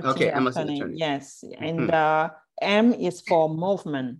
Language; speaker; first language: English; non-native, fluent; French